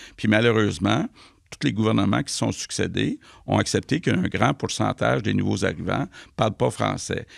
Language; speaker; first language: French; native; French